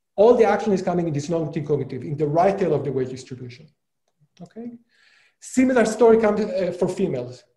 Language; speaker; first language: English; non-native, fluent; Hebrew